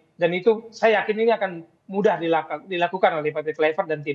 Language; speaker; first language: Indonesian; native; Indonesian